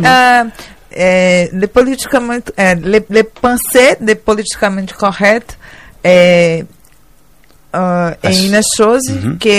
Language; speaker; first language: French; non-native, learner; Portuguese